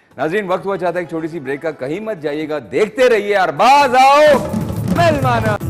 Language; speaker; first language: Urdu; non-native, local second language; Pashto